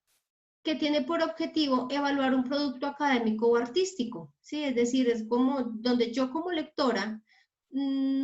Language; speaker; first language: Spanish; native; Spanish